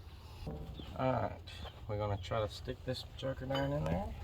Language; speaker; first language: English; native; English